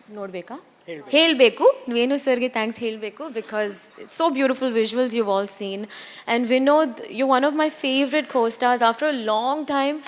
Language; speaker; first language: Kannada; non-native, learner; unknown